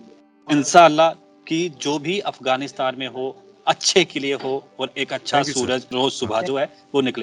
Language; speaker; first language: Hindi; native; Hindi